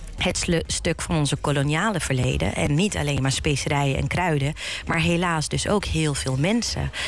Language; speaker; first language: Dutch; early bilingual, other home language; Bosnian